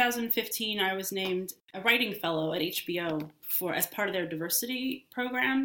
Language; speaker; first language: English; native; English